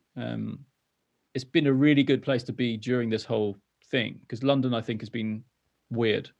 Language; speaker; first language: English; native; English